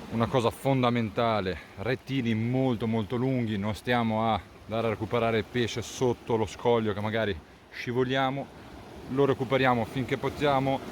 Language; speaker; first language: Italian; native; Italian